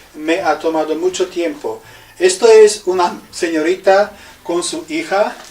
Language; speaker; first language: Spanish; non-native, fluent; Slovak